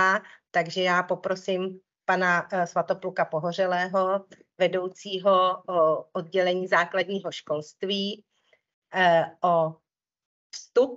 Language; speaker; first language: Czech; native; Czech